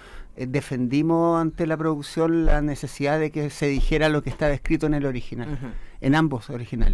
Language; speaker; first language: Spanish; native; Spanish